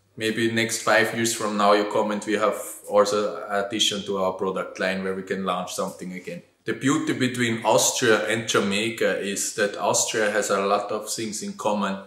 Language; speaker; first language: English; non-native, fluent; German